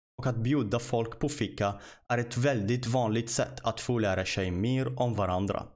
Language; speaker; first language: Swedish; non-native, fluent; Arabic